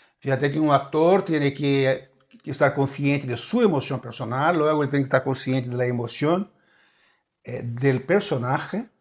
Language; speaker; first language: Spanish; non-native, fluent; Portuguese